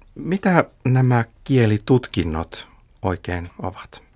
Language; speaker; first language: Finnish; native; Finnish